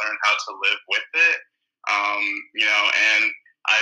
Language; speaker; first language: English; native; English